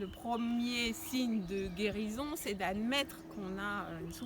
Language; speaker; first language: French; native; French